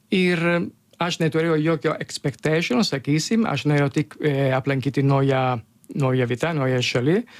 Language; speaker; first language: Lithuanian; non-native, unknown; Italian